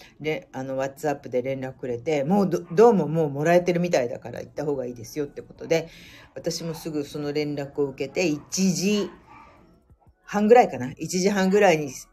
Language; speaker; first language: Japanese; native; Japanese